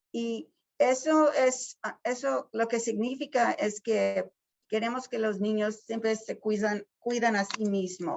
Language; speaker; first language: Spanish; early bilingual, heritage; Spanish